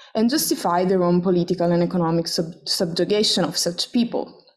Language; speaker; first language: English; non-native, fluent; Italian